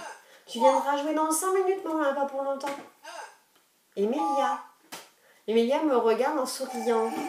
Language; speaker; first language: French; native; French